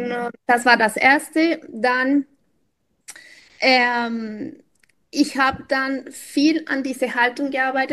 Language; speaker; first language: German; non-native, fluent; Spanish